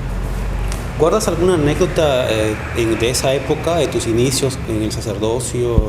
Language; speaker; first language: Spanish; native; Spanish